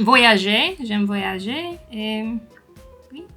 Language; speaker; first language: French; non-native, learner; English